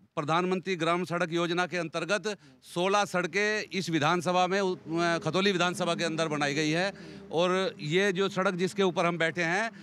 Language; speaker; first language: Hindi; native; Hindi